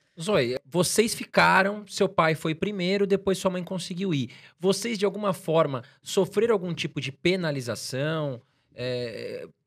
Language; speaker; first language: Portuguese; native; Portuguese